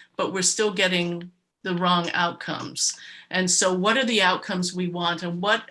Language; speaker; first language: English; native; English